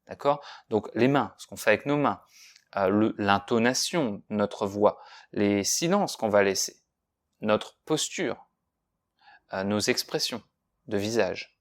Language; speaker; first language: French; native; French